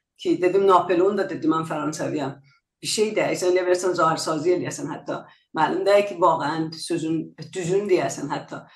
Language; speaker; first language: Azerbaijani; native; Azerbaijani